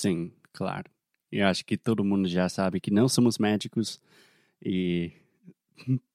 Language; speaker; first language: Portuguese; non-native, fluent; English